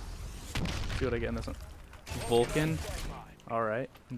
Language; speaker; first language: English; native; English